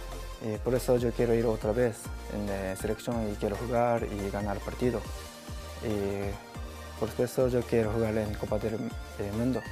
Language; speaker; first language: Spanish; non-native, learner; Japanese